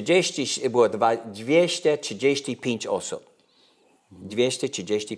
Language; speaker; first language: Polish; early bilingual, heritage; English